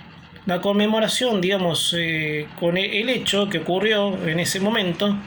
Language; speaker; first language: Spanish; native; Spanish